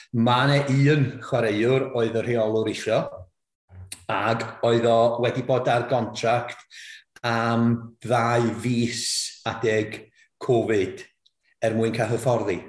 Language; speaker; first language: Welsh; native; Welsh